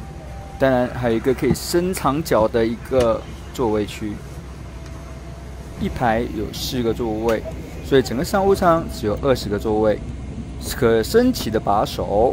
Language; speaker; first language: Chinese; native; Chinese